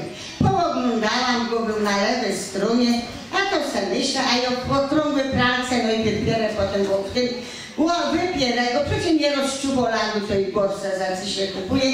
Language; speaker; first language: Polish; native; Polish